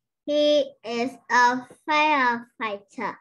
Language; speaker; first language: English; non-native, learner; Vietnamese